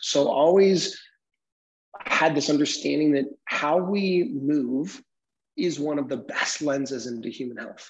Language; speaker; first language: English; native; English